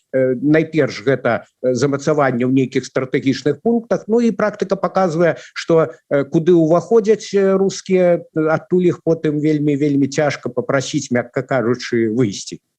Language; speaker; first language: Belarusian; native; Belarusian